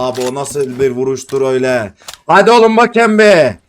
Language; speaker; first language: Turkish; native; Turkish